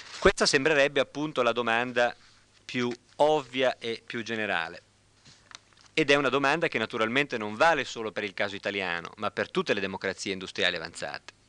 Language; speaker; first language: Italian; native; Italian